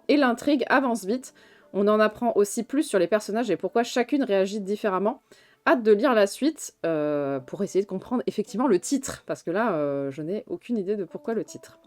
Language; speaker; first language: French; native; French